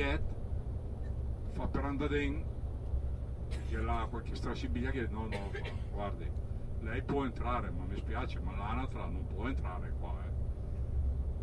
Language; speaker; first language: Italian; native; Italian